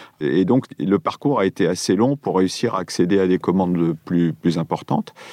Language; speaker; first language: French; native; French